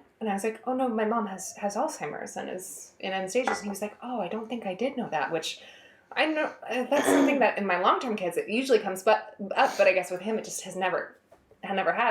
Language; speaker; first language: English; native; English